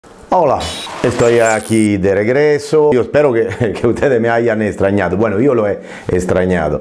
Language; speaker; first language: Spanish; non-native, fluent; Italian